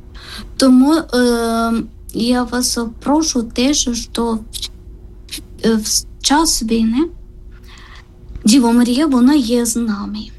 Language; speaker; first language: Ukrainian; non-native, learner; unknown